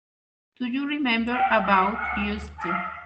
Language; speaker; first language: English; non-native, learner; Spanish